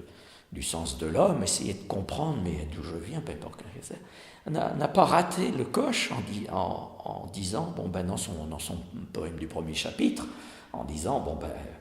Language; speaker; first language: French; native; French